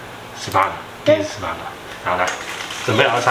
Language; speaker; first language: Chinese; native; Chinese